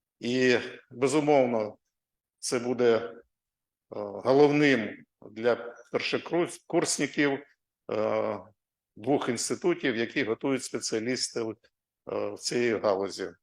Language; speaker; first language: Ukrainian; non-native, local second language; Russian